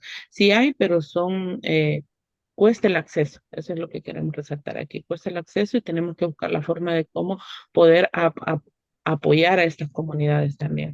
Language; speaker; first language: Spanish; native; Spanish